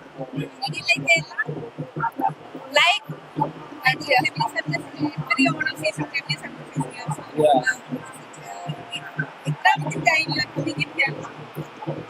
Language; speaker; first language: English; non-native, local second language; Malayalam